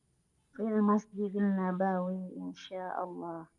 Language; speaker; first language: Arabic; non-native, learner; Indonesian